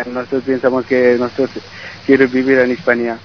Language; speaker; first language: Spanish; non-native, learner; Bangla